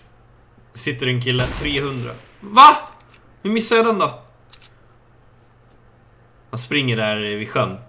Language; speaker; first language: Swedish; native; Swedish